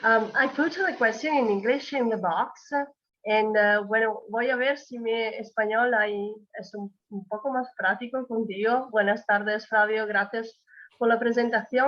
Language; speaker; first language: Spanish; non-native, learner; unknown